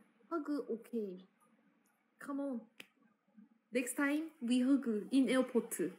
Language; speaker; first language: English; non-native, learner; Korean